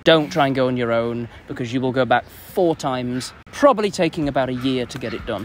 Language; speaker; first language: English; native; English